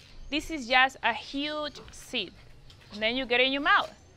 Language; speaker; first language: English; non-native, fluent; Spanish